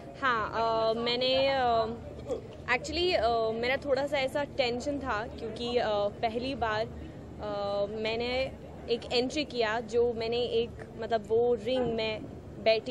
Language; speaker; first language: Hindi; non-native, learner; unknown